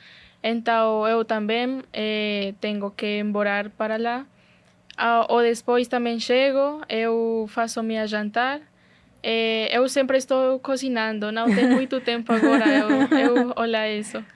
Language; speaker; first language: Portuguese; non-native, learner; Spanish